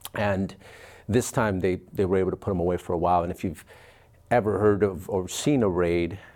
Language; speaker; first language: English; early bilingual, other home language; Spanish